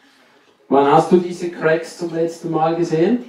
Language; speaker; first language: German; native; German